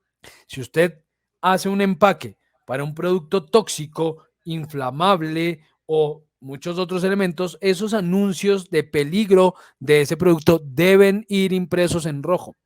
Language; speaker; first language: Spanish; native; Spanish